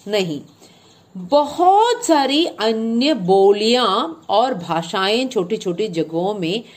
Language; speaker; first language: Hindi; non-native, local second language; Malayalam